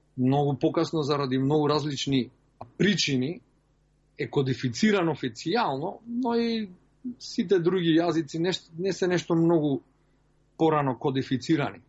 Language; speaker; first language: Macedonian; early bilingual, heritage; Macedonian